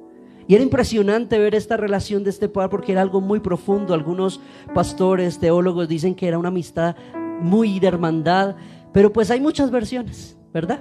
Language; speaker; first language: Spanish; native; Spanish